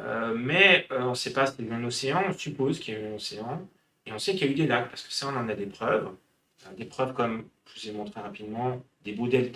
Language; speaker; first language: French; native; French